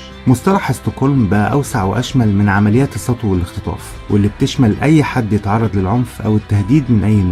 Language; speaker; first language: Arabic; native; Arabic